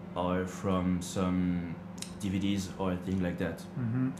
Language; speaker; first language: English; non-native, learner; French